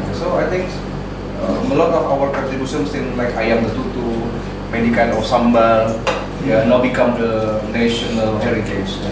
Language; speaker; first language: English; non-native, learner; Indonesian